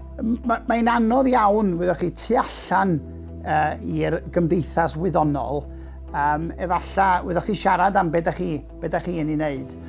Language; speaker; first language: Welsh; native; Welsh